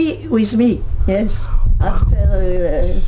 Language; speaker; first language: English; non-native, learner; French